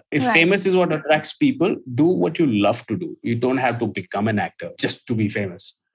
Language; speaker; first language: English; non-native, local second language; Hindi